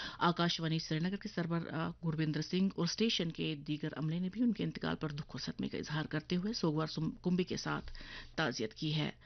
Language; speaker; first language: Urdu; non-native, local second language; Kashmiri